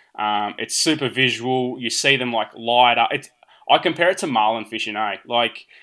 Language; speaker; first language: English; early bilingual, other home language; Portuguese